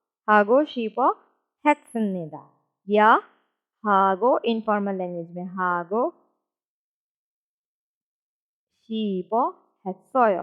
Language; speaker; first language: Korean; non-native, fluent; Urdu